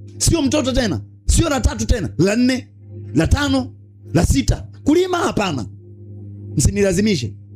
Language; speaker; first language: Swahili; native; Swahili